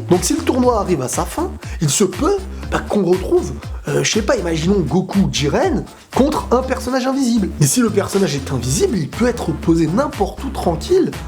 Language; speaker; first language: French; native; French